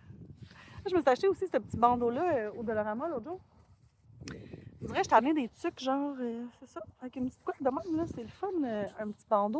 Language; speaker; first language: French; native; French